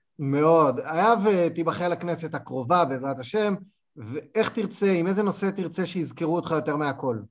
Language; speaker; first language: Hebrew; native; Hebrew